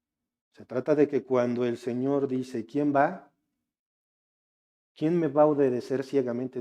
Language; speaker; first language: Spanish; native; Spanish